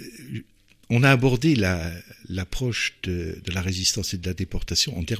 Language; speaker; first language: French; native; French